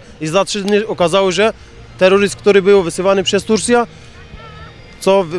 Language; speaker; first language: Polish; non-native, fluent; Kurdish